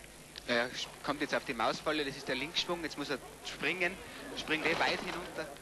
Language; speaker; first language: German; native; German